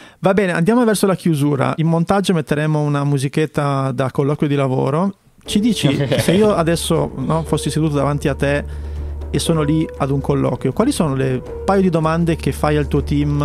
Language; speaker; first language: Italian; native; Italian